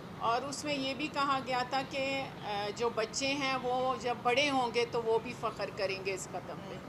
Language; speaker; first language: Urdu; non-native, local second language; Baluchi